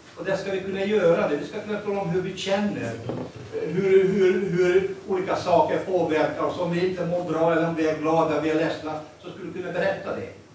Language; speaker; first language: Swedish; non-native, fluent; Hungarian